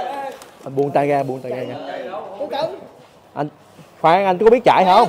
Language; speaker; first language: Vietnamese; native; Vietnamese